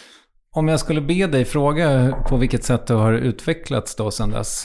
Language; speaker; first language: Swedish; native; Swedish